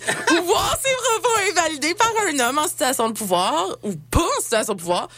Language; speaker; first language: French; native; French